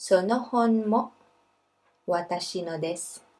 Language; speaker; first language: Japanese; non-native, fluent; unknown